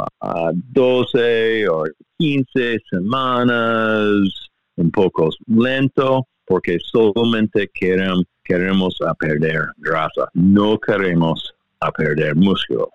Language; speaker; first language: Spanish; non-native, learner; English